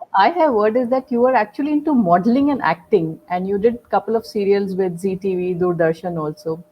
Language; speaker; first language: English; non-native, local second language; Hindi